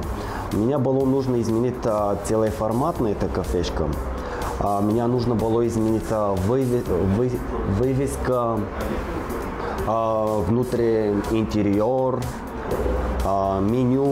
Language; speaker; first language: Russian; non-native, learner; Bulgarian